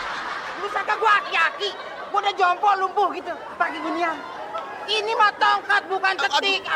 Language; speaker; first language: Indonesian; native; Indonesian